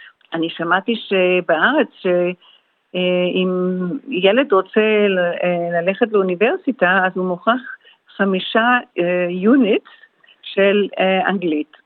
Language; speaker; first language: Hebrew; early bilingual, heritage; Hebrew